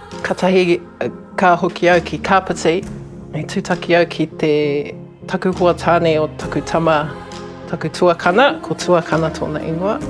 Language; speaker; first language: Māori; non-native, local second language; English